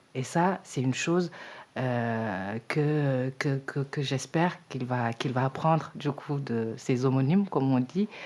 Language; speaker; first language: French; early bilingual, other home language; Wolof